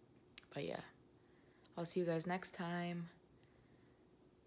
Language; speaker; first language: English; native; English